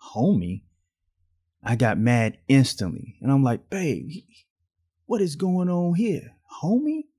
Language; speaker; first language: English; native; English